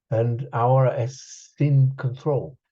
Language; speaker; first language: Spanish; non-native, fluent; English